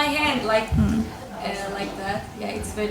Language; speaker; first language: English; non-native, learner; Turkish